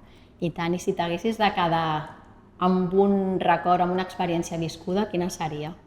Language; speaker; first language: Catalan; native; Catalan